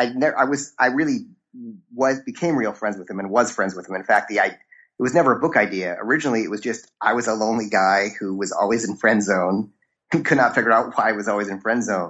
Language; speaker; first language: English; native; English